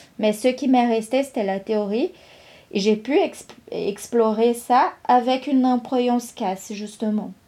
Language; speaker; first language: French; non-native, fluent; Portuguese